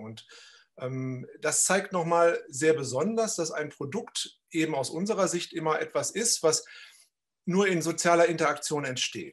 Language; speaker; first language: German; native; German